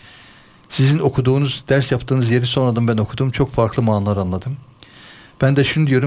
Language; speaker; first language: Turkish; native; Turkish